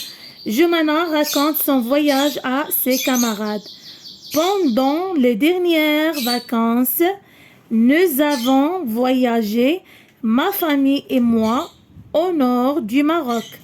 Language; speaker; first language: French; non-native, local second language; Arabic